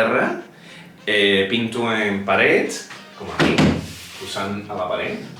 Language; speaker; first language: Catalan; non-native, local second language; Spanish